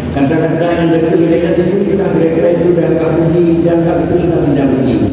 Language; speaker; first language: Malay; non-native, local second language; Achinese